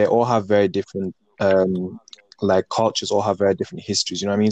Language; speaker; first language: English; native; English